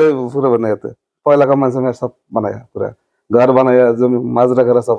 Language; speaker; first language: Hindi; non-native, learner; Bangla